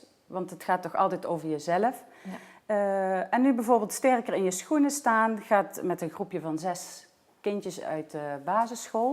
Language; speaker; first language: Dutch; native; Dutch